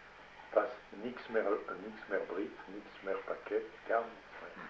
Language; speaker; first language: German; non-native, learner; French